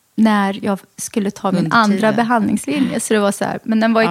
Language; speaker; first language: Swedish; early bilingual, other home language; Arabic